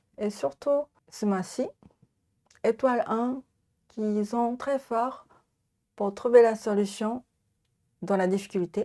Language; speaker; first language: French; non-native, learner; Japanese